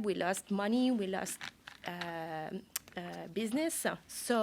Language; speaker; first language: English; non-native, learner; French